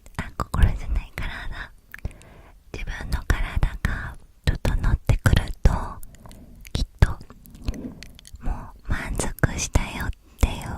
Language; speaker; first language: Japanese; native; Japanese